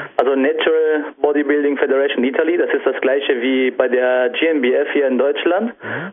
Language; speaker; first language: German; non-native, fluent; Italian